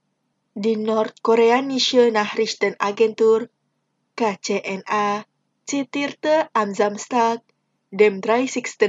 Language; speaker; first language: German; non-native, fluent; Indonesian